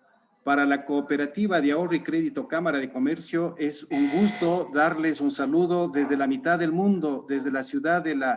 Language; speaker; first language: Spanish; native; Spanish